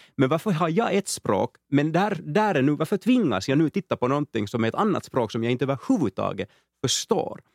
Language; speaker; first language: Swedish; native; Swedish